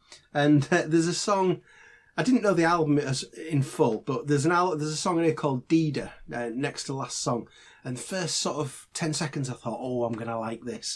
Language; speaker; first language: English; native; English